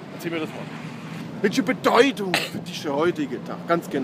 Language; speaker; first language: German; native; German